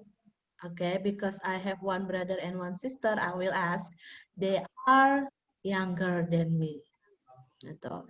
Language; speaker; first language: English; non-native, fluent; Indonesian